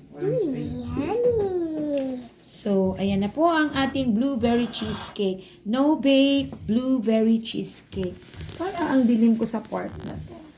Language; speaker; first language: Filipino; native; Filipino